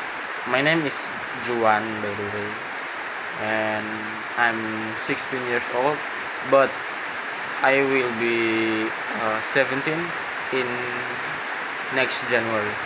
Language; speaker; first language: English; non-native, learner; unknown